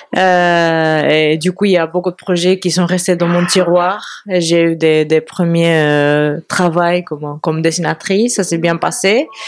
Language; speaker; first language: French; non-native, fluent; Spanish